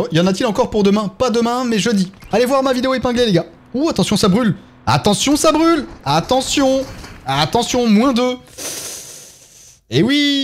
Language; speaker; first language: French; native; French